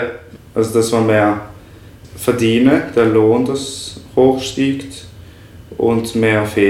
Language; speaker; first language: German; non-native, fluent; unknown